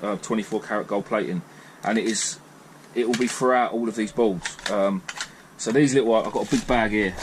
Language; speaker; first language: English; native; English